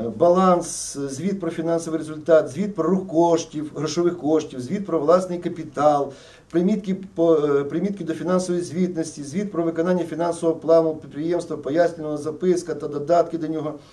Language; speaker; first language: Ukrainian; non-native, local second language; Russian